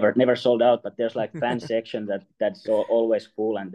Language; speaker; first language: English; non-native, fluent; Finnish